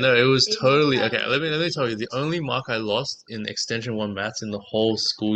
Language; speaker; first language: English; native; English